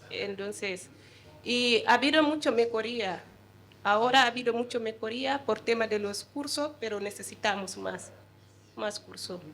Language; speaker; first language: Spanish; non-native, learner; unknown